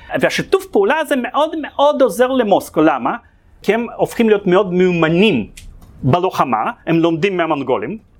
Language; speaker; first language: Hebrew; non-native, fluent; Russian